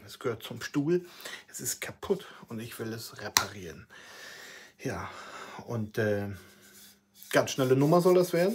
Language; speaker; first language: German; native; German